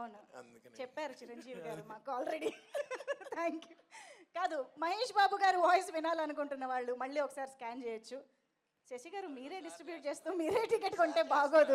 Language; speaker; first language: Telugu; native; Telugu